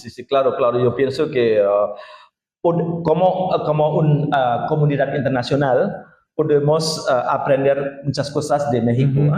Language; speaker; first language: Spanish; non-native, learner; Indonesian